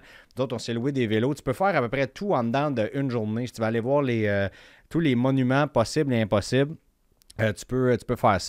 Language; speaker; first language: French; native; French